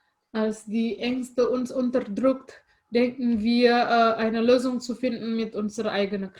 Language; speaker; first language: German; non-native, fluent; Indonesian